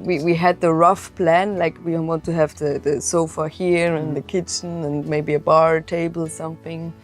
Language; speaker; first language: English; non-native, fluent; Swiss German